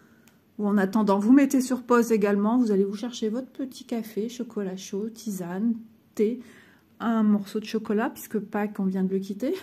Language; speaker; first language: French; native; French